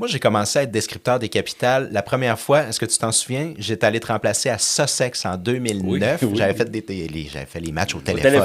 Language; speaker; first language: French; native; French